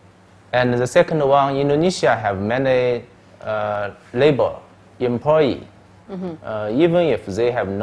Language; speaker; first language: English; non-native, learner; Chinese